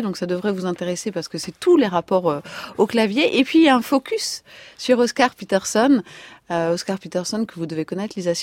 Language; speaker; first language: French; native; French